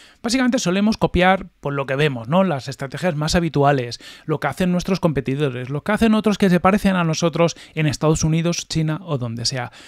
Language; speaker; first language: Spanish; native; Spanish